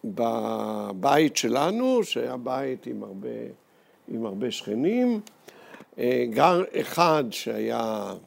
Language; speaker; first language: Hebrew; native; Hebrew